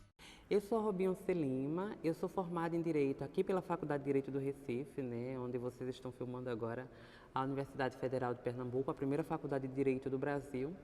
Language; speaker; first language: Portuguese; native; Portuguese